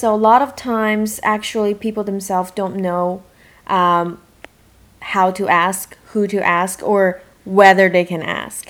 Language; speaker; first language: English; non-native, fluent; Chinese